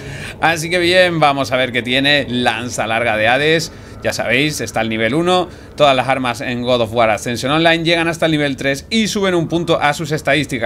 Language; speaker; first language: Spanish; native; Spanish